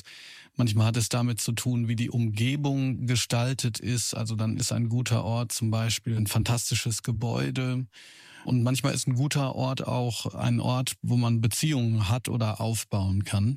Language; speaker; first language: German; native; German